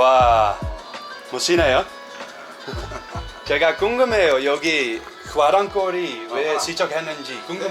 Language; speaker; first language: Korean; non-native, learner; Dutch